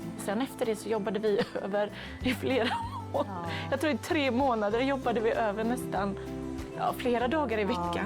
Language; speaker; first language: Swedish; native; Swedish